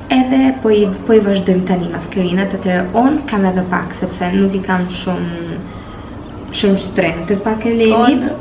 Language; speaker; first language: Albanian; early bilingual, heritage; Albanian